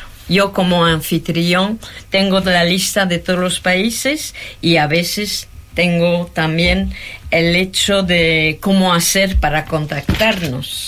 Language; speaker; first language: Spanish; non-native, fluent; French